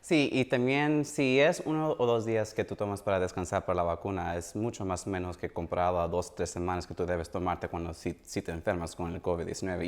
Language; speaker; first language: Spanish; early bilingual, heritage; Spanish